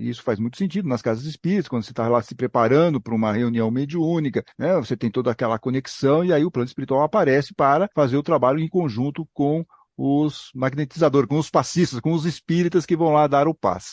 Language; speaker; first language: Portuguese; native; Portuguese